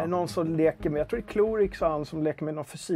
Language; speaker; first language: Swedish; native; Swedish